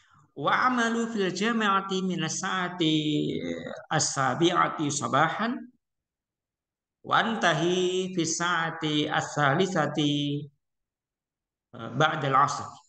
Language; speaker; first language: Arabic; non-native, fluent; Indonesian